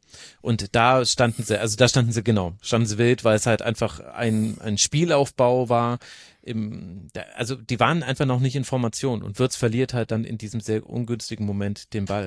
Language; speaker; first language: German; native; German